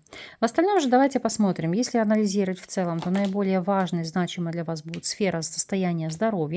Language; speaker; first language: Russian; native; Russian